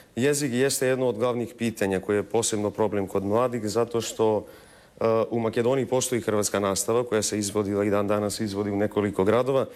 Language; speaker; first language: Croatian; early bilingual, heritage; Croatian